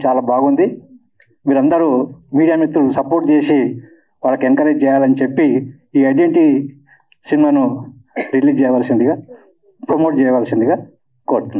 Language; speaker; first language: Telugu; native; Telugu